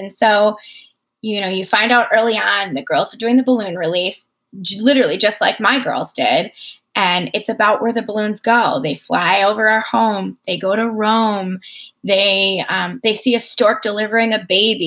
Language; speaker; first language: English; native; English